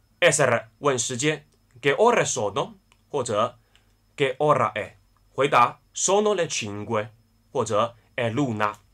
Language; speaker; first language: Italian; non-native, fluent; Chinese